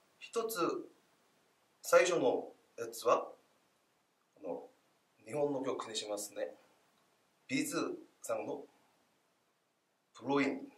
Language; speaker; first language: Japanese; non-native, learner; Korean